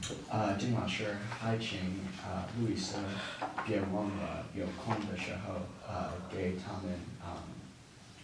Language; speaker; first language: Chinese; non-native, learner; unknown